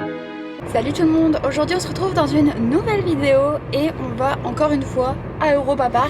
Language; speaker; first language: French; native; French